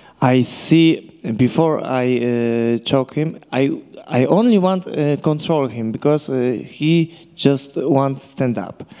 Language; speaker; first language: English; non-native, learner; Polish